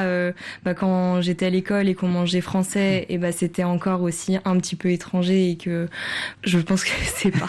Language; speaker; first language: French; early bilingual, other home language; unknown